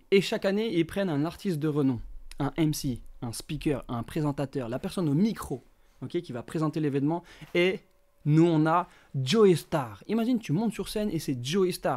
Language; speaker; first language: French; native; French